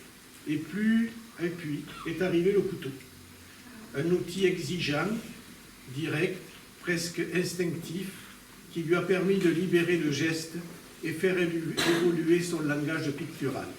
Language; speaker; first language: French; native; French